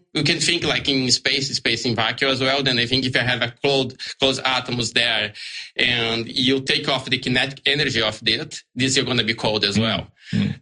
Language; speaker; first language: English; non-native, learner; Portuguese